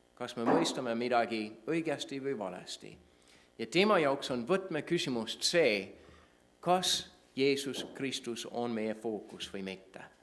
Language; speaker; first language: Estonian; non-native, fluent; English